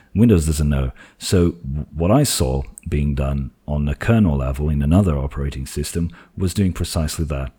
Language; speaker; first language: English; non-native, fluent; Portuguese